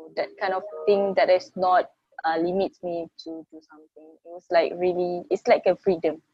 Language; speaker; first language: English; non-native, local second language; Malay